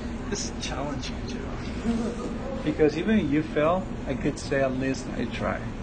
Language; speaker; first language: English; non-native, fluent; Spanish